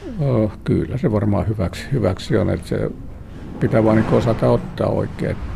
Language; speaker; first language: Finnish; native; Finnish